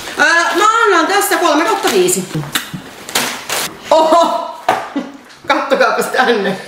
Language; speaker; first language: Finnish; native; Finnish